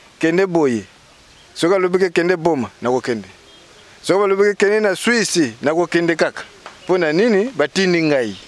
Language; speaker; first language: Lingala; non-native, local second language; Kongo